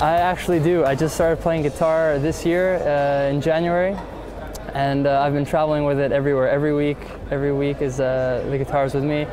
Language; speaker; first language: English; native; English